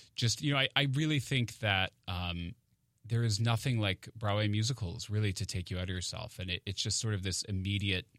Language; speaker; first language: English; native; English